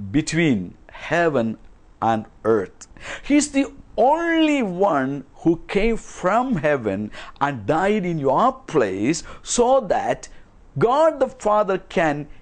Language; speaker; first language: English; non-native, local second language; Kannada